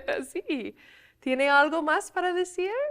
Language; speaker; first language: Spanish; non-native, fluent; English